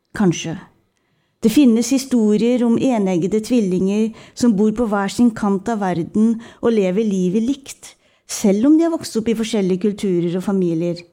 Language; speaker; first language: Norwegian; early bilingual, other home language; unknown